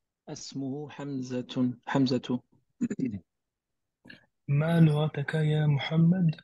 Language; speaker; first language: Arabic; non-native, learner; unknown